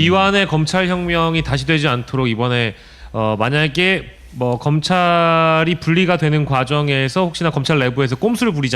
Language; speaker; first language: Korean; native; Korean